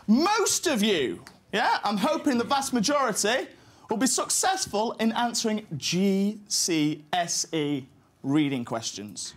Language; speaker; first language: English; native; English